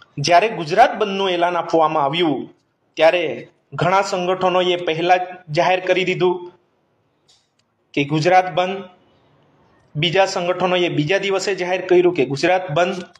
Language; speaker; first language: Gujarati; non-native, local second language; Gamit